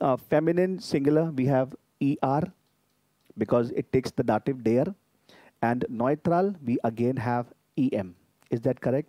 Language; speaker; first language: English; non-native, local second language; Hindi